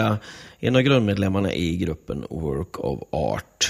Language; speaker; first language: Swedish; native; Swedish